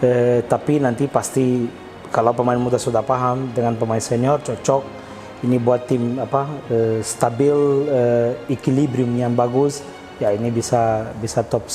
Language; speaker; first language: Indonesian; non-native, fluent; Portuguese